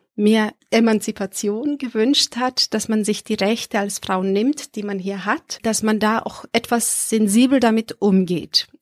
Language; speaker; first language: German; early bilingual, other home language; Serbian